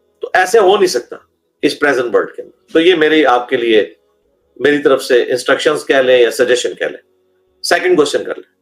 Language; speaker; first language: Urdu; non-native, local second language; Punjabi